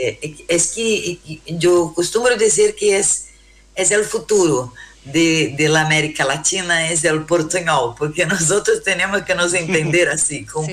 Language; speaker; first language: Spanish; non-native, learner; Portuguese